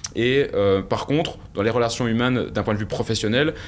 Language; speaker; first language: French; native; French